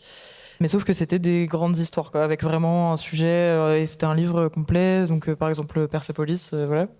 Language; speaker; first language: French; native; French